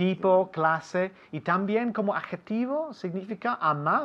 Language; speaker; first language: Spanish; non-native, fluent; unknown